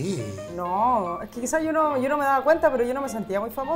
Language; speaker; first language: Spanish; native; Spanish